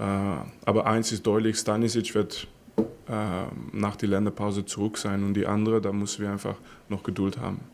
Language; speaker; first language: German; non-native, fluent; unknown